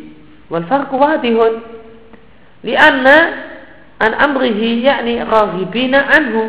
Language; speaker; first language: Arabic; non-native, fluent; Indonesian